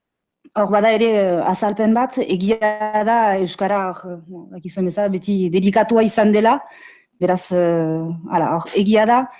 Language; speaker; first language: Basque; native; Basque